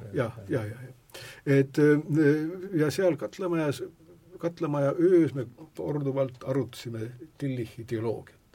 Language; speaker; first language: Estonian; native; Estonian